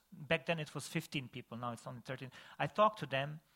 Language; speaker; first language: English; non-native, fluent; Bosnian